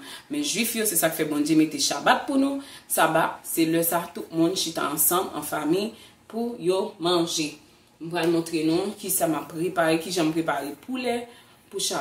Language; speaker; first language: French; non-native, learner; Haitian Creole